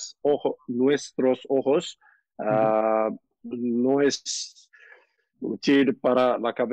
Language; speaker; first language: Spanish; non-native, learner; Turkish